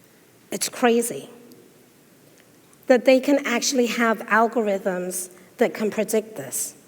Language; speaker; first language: English; native; English